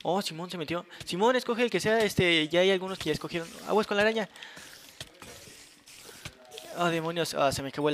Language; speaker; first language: Spanish; native; Spanish